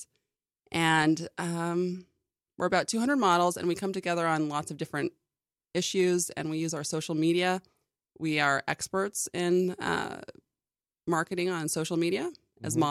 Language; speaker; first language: English; native; English